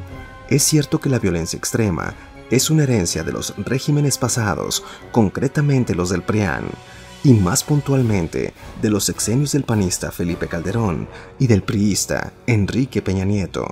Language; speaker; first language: Spanish; native; Spanish